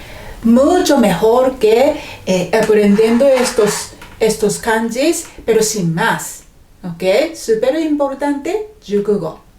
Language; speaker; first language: Spanish; non-native, fluent; Japanese